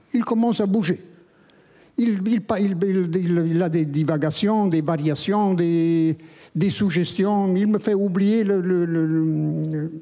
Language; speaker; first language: French; non-native, fluent; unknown